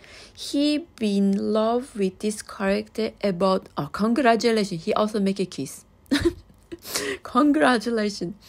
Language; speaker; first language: English; non-native, learner; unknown